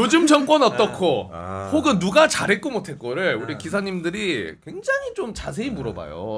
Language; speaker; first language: Korean; native; Korean